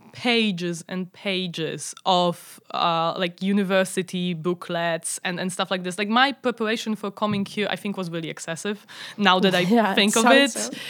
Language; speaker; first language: English; non-native, fluent; Polish